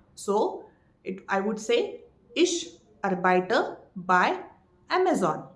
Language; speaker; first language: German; non-native, fluent; Marathi